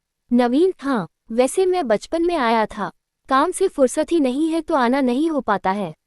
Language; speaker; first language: Hindi; native; Hindi